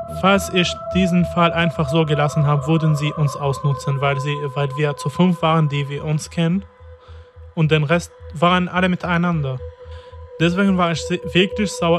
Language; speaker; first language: German; non-native, fluent; Arabic